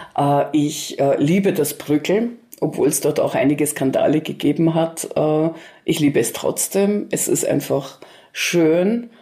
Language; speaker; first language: German; early bilingual, other home language; Russian